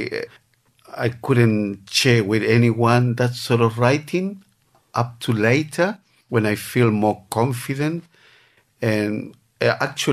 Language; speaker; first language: English; non-native, fluent; Spanish